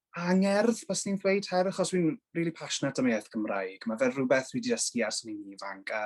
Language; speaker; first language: Welsh; non-native, local second language; English